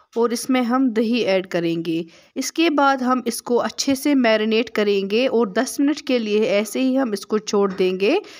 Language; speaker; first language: Urdu; non-native, local second language; Kashmiri